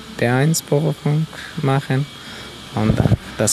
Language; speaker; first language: German; non-native, learner; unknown